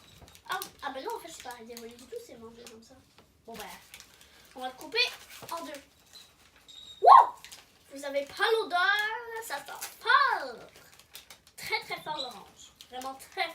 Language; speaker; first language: French; native; French